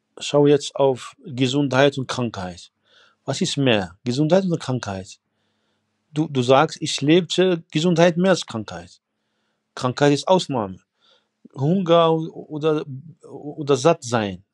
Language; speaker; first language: German; non-native, fluent; Arabic